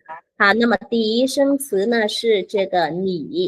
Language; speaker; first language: Chinese; non-native, fluent; Vietnamese